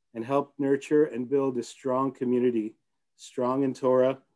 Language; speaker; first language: English; native; English